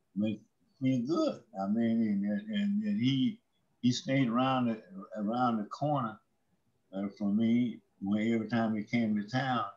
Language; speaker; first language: English; native; English